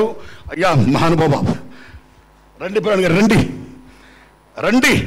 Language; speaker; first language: Telugu; native; Telugu